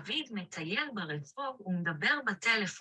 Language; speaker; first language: Hebrew; non-native, learner; English